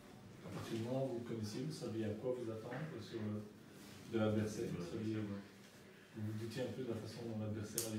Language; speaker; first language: French; native; French